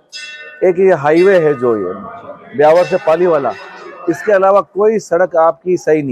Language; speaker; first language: Hindi; non-native, local second language; Marwari